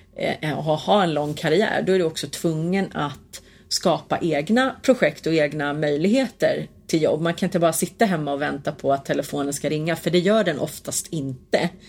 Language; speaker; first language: Swedish; native; Swedish